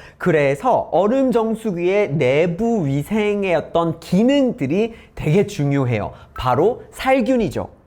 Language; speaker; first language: Korean; non-native, fluent; English